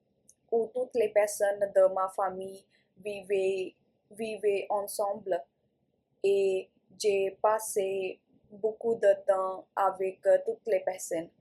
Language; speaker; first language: French; non-native, learner; Punjabi